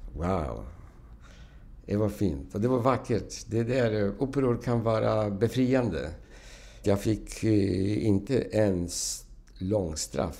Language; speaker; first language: Swedish; non-native, fluent; Polish